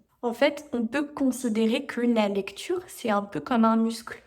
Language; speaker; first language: French; native; French